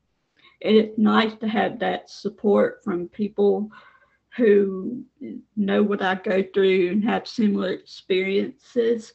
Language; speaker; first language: English; native; English